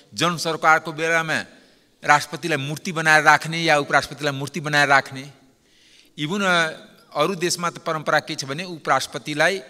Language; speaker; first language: Nepali; non-native, local second language; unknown